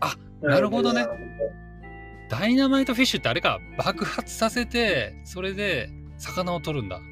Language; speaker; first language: Japanese; native; Japanese